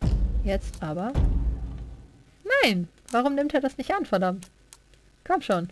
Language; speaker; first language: German; native; German